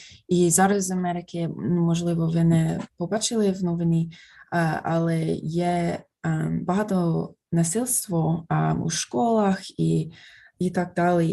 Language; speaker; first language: Ukrainian; non-native, fluent; English